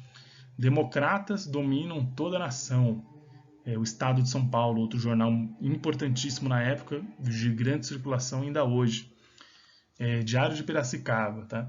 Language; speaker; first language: Portuguese; native; Portuguese